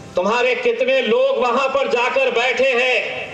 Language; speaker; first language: Hindi; non-native, local second language; Marathi